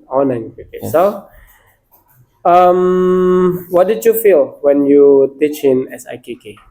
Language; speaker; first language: English; non-native, learner; Indonesian